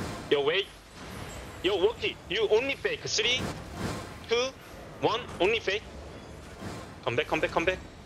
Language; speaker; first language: English; non-native, learner; Korean